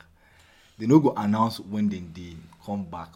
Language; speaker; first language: English; non-native, local second language; Yoruba